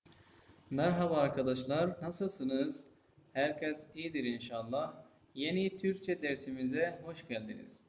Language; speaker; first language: Turkish; non-native, fluent; Persian